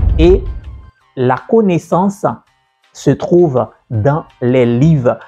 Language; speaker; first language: French; native; French